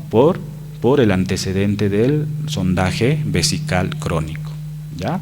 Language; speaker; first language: Spanish; native; Spanish